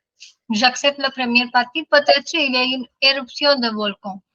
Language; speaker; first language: French; non-native, fluent; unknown